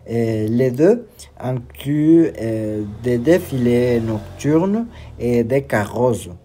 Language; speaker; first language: French; non-native, learner; Spanish